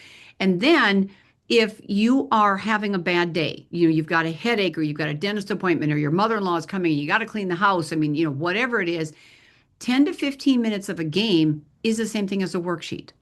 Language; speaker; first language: English; native; English